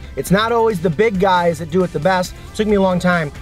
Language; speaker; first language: English; native; English